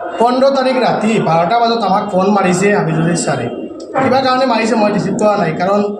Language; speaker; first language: Assamese; non-native, local second language; Bangla